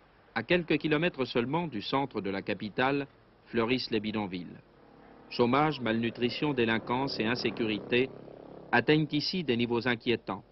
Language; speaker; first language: French; native; French